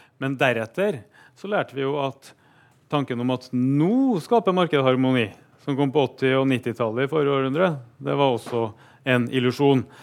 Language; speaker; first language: Norwegian; native; Norwegian